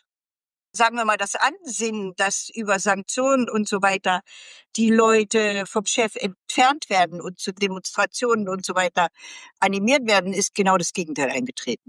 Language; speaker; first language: German; native; German